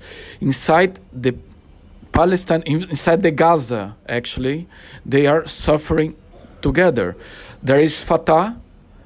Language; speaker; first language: English; non-native, learner; Portuguese